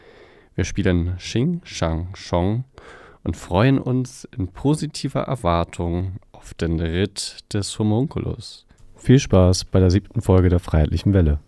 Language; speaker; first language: German; native; German